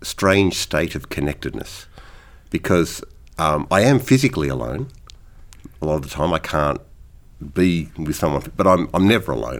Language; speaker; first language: English; native; English